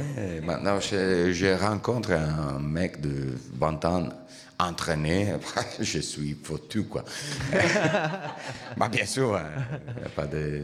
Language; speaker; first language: French; non-native, learner; Italian